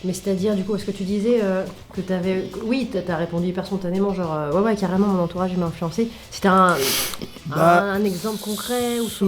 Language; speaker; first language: French; native; French